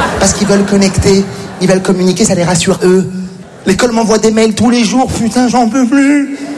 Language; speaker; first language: French; native; French